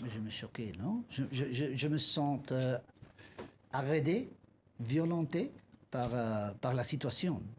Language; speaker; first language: French; non-native, learner; Spanish